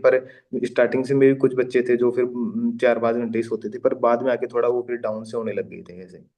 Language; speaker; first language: Hindi; native; Hindi